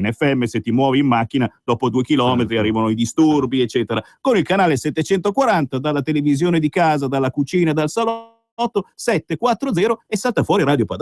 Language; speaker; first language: Italian; native; Italian